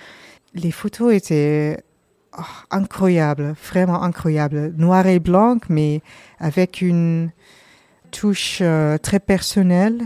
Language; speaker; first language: French; non-native, learner; Dutch